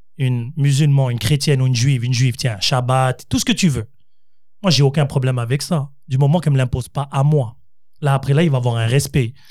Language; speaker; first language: French; native; French